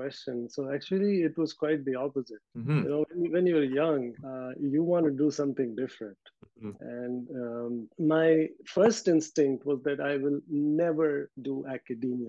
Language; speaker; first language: English; non-native, local second language; Urdu